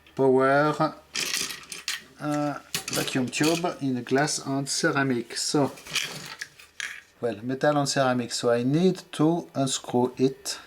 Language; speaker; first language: English; non-native, fluent; French